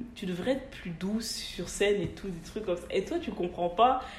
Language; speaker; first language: French; native; French